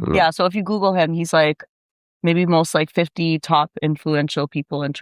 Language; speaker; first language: English; native; English